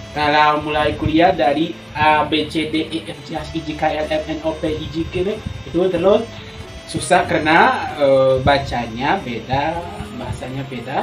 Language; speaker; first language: Indonesian; non-native, fluent; Rundi